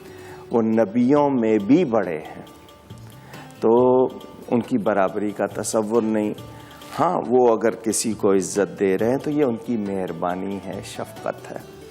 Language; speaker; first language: Urdu; native; Urdu